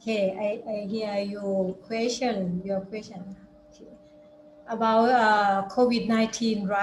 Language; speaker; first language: English; non-native, fluent; Thai